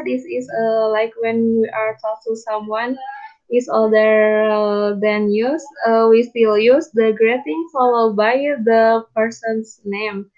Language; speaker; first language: English; non-native, learner; Indonesian